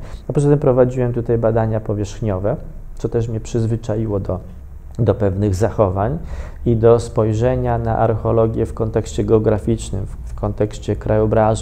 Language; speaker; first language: Polish; native; Polish